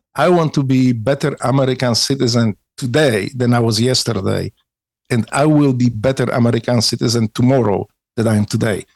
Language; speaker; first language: English; non-native, fluent; Polish